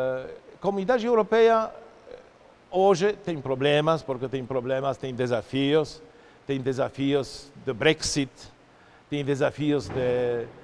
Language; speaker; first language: Portuguese; non-native, fluent; Polish